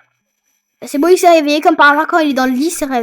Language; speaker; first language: French; native; French